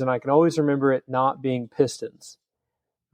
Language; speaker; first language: English; native; English